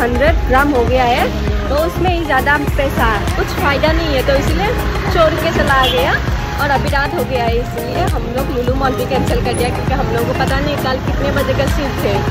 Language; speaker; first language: Hindi; non-native, local second language; Assamese